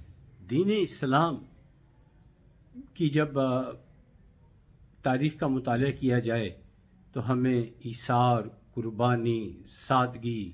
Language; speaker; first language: Urdu; native; Urdu